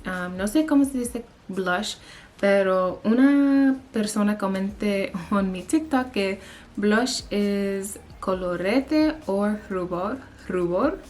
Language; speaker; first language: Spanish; early bilingual, heritage; English